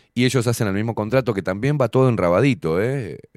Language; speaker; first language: Spanish; native; Spanish